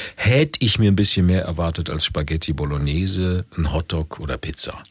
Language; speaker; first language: German; native; German